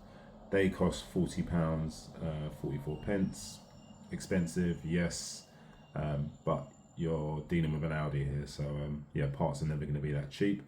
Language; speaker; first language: English; native; English